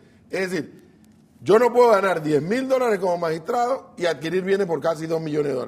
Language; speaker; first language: Spanish; native; Spanish